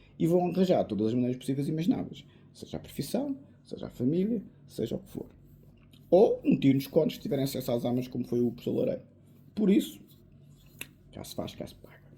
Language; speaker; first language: Portuguese; native; Portuguese